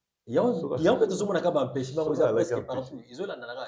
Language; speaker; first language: French; non-native, local second language; Lingala